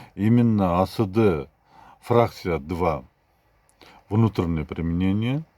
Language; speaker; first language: Russian; non-native, local second language; Kyrgyz